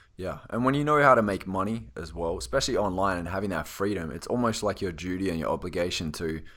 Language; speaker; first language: English; native; English